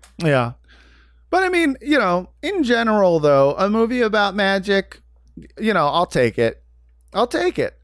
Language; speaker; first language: English; native; English